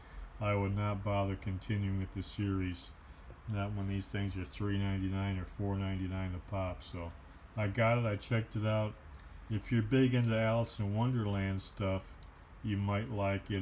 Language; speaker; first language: English; native; English